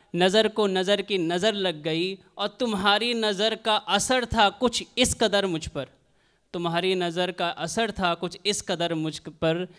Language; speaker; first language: Hindi; native; Hindi